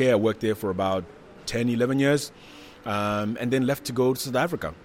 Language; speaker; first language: English; non-native, local second language; Shona